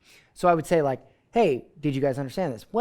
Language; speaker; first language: English; native; English